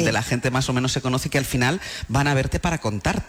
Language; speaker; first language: Spanish; native; Spanish